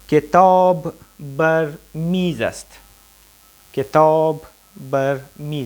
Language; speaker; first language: Persian; non-native, fluent; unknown